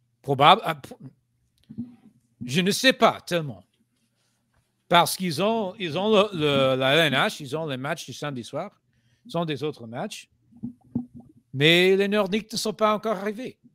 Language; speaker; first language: French; non-native, fluent; English